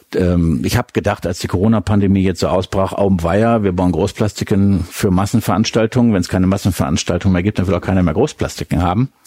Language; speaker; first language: German; native; German